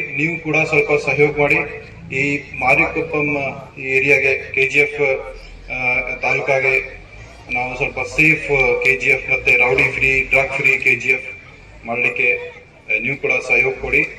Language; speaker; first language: Kannada; non-native, fluent; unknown